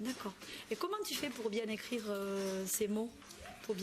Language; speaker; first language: French; native; French